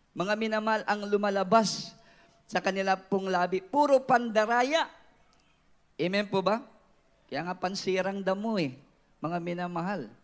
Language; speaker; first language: Filipino; non-native, local second language; Cebuano